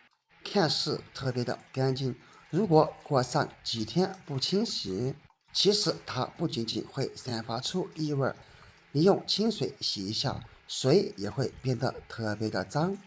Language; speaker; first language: Chinese; native; Chinese